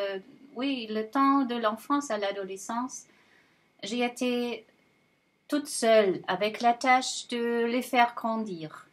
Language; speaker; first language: French; non-native, fluent; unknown